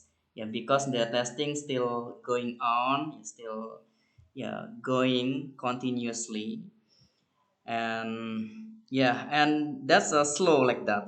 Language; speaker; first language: English; non-native, learner; Indonesian